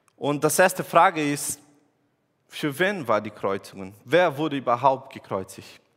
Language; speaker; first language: German; non-native, fluent; Portuguese